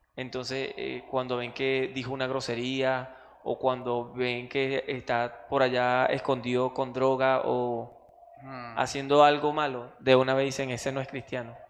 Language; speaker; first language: Spanish; native; Spanish